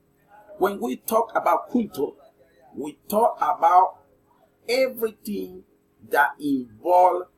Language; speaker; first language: English; non-native, learner; Spanish